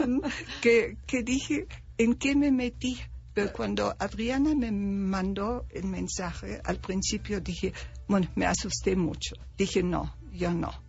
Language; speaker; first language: Spanish; non-native, fluent; German